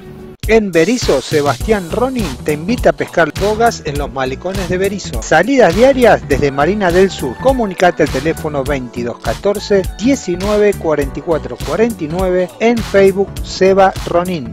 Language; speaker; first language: Spanish; native; Spanish